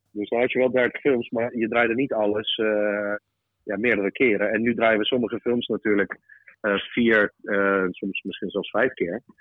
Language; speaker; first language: Dutch; early bilingual, other home language; Russian